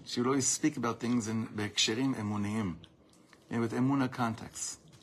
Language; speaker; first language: English; native; English